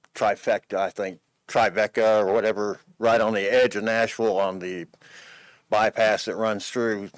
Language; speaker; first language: English; native; English